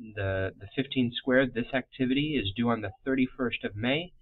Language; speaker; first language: English; native; English